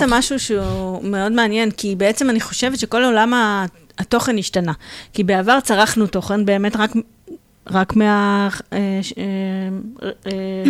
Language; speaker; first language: Hebrew; native; Hebrew